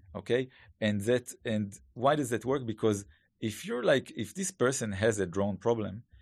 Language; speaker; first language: English; non-native, fluent; Hebrew